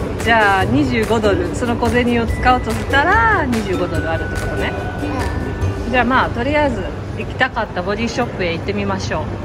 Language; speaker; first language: Japanese; native; Japanese